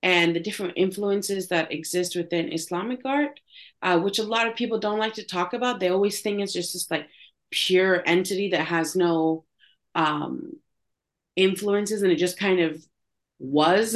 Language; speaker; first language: English; native; English